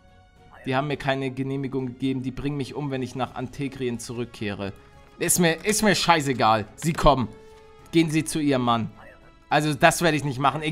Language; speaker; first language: German; native; German